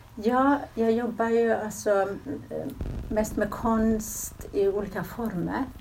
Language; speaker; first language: Swedish; early bilingual, other home language; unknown